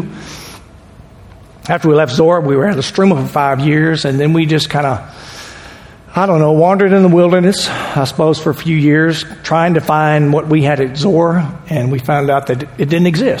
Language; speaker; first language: English; native; English